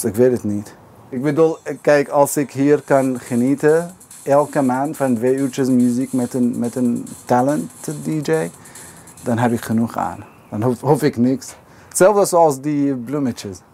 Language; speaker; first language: Dutch; non-native, fluent; Arabic